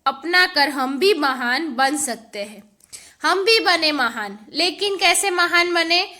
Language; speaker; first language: Hindi; non-native, local second language; Gujarati